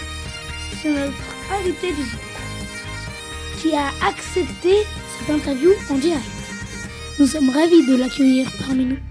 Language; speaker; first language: French; native; French